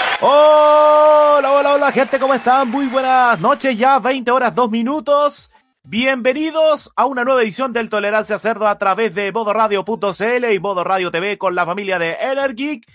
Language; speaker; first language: Spanish; native; Spanish